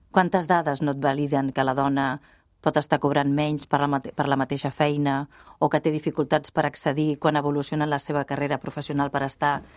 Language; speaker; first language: Catalan; native; Catalan